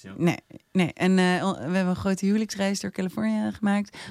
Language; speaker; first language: Dutch; native; Dutch